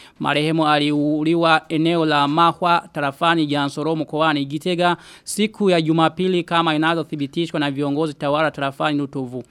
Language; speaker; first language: Swahili; non-native, local second language; Rundi